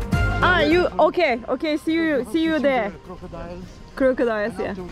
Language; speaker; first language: English; non-native, learner; Turkish